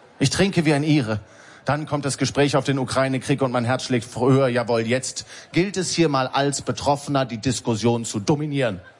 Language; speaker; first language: German; native; German